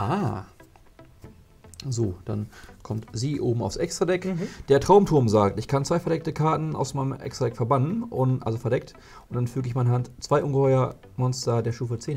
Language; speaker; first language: German; native; German